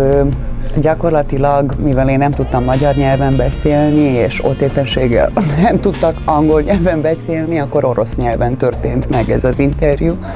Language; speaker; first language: Hungarian; non-native, fluent; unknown